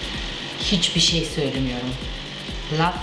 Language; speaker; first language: Turkish; non-native, learner; Russian